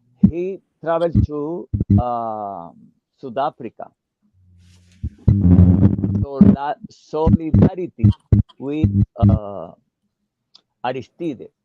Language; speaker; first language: English; non-native, learner; Spanish